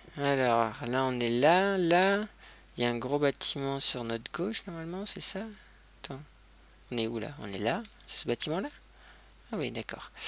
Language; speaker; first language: French; native; French